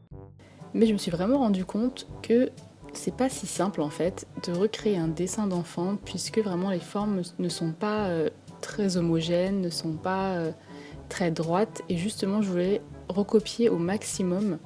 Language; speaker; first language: French; native; French